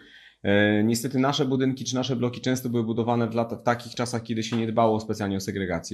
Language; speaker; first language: Polish; native; Polish